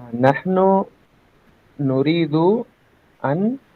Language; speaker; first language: Arabic; non-native, learner; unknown